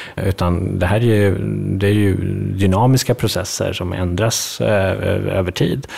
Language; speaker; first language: Swedish; early bilingual, other home language; Persian